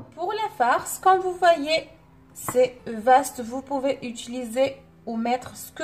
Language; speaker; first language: French; non-native, local second language; Arabic